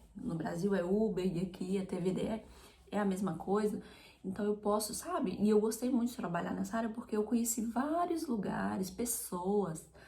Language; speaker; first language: Portuguese; native; Portuguese